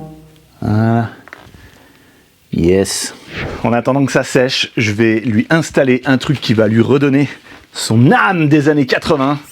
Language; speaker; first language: French; native; French